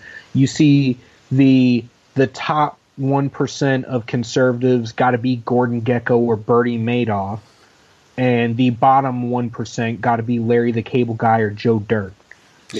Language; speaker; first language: English; native; English